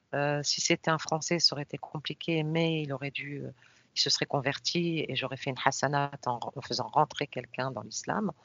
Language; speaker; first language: French; native; French